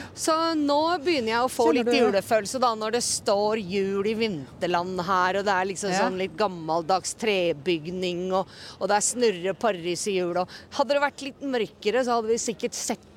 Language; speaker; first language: Norwegian; native; Norwegian